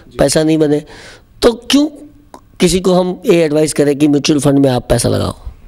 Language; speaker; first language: Hindi; non-native, local second language; Gujarati